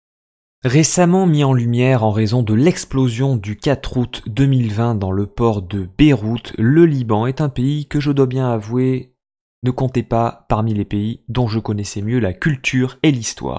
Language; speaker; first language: French; native; French